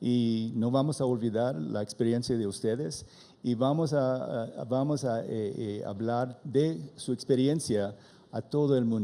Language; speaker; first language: Spanish; non-native, learner; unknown